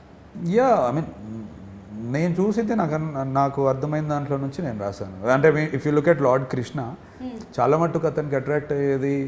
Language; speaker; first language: Telugu; native; Telugu